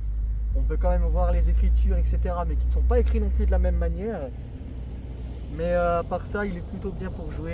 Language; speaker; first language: French; native; French